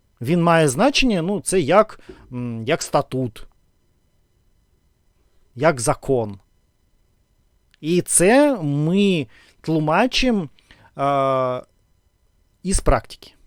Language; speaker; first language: Ukrainian; non-native, learner; Russian